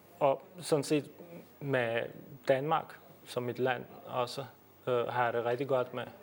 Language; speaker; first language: Danish; early bilingual, other home language; Bosnian